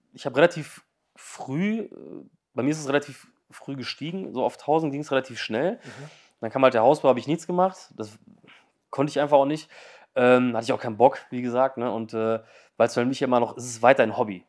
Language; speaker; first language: German; native; German